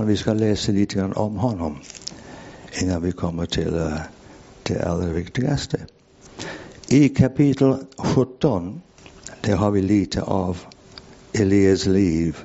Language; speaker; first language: Swedish; non-native, fluent; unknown